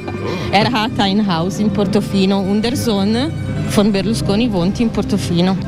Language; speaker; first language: German; non-native, learner; Italian